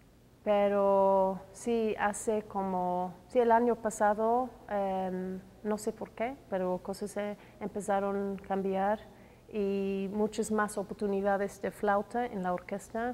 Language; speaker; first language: Spanish; non-native, fluent; English